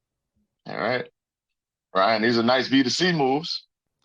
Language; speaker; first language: English; native; English